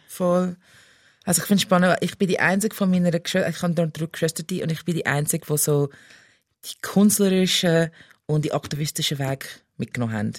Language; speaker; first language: German; non-native, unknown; English